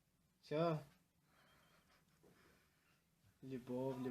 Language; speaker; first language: Russian; non-native, learner; Turkmen